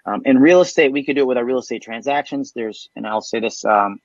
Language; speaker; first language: English; native; English